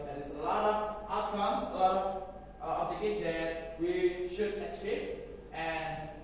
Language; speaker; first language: English; non-native, fluent; Indonesian